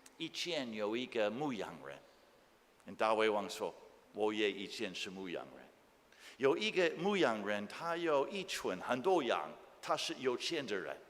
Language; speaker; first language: Chinese; non-native, fluent; English